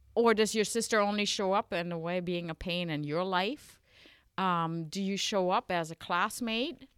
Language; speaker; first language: English; non-native, fluent; German